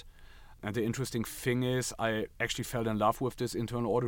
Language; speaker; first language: English; non-native, fluent; German